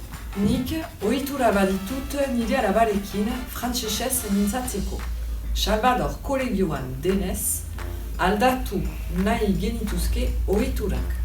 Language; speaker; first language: Basque; non-native, learner; French